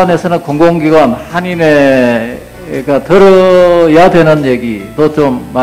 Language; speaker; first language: Korean; native; Korean